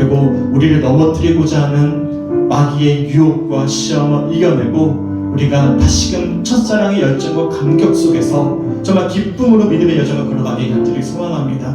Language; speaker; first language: Korean; native; Korean